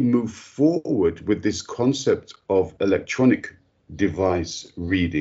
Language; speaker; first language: English; native; English